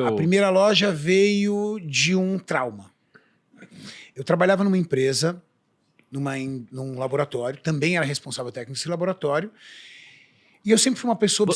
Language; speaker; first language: Portuguese; native; Portuguese